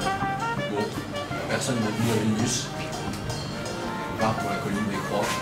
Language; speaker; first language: French; native; French